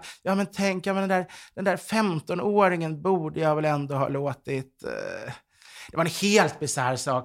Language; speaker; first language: Swedish; native; Swedish